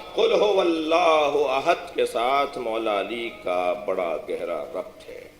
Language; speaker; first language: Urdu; non-native, local second language; Sindhi